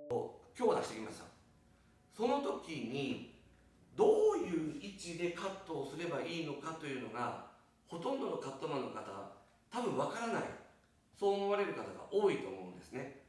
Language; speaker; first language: Japanese; native; Japanese